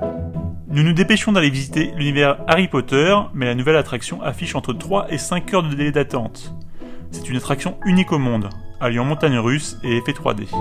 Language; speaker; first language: French; native; French